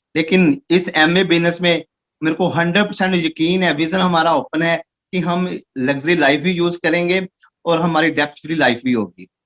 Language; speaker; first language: Hindi; non-native, local second language; Punjabi